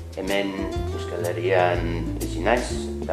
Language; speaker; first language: Basque; non-native, learner; English